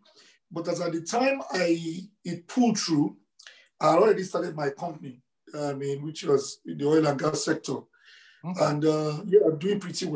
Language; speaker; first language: English; non-native, local second language; Yoruba